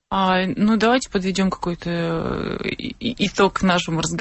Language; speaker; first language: Russian; native; Russian